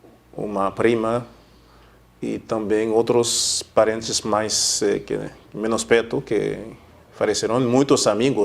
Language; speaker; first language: Portuguese; non-native, fluent; Haitian Creole